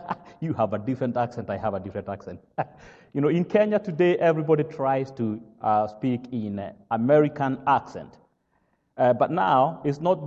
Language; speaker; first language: English; non-native, local second language; Kikuyu